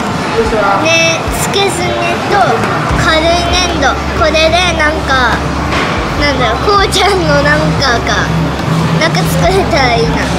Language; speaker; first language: Japanese; early bilingual, heritage; Japanese